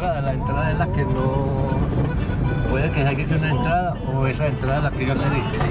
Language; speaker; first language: Spanish; native; Spanish